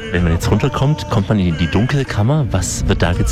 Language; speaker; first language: German; native; German